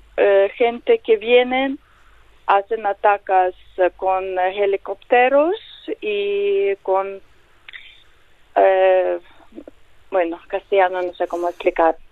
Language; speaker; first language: Spanish; non-native, learner; Ukrainian